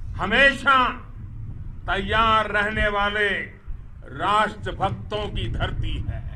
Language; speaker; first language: Hindi; non-native, local second language; Gujarati